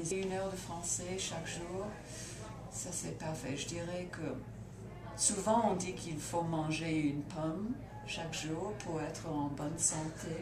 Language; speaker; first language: French; non-native, fluent; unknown